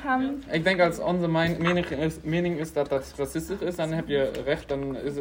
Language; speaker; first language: Dutch; non-native, learner; German